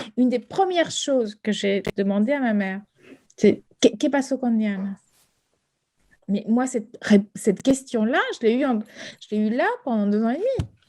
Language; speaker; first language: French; early bilingual, other home language; Spanish